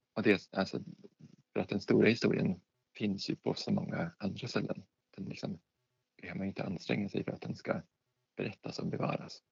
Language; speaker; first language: Swedish; native; Swedish